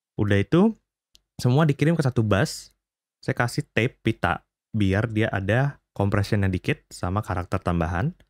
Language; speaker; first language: Indonesian; native; Indonesian